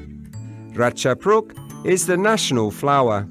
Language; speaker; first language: English; non-native, learner; Thai